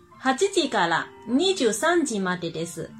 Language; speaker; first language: Japanese; non-native, fluent; Chinese